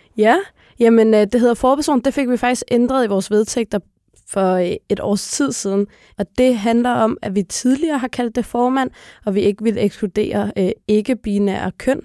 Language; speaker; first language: Danish; early bilingual, other home language; Arabic